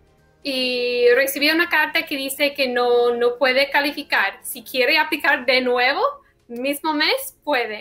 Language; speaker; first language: Spanish; non-native, fluent; English